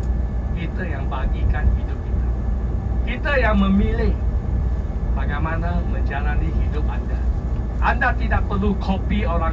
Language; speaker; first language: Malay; non-native, local second language; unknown